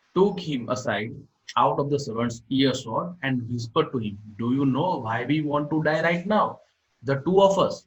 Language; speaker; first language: English; non-native, local second language; Gujarati